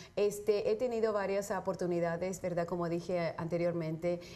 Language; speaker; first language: Spanish; early bilingual, heritage; Spanish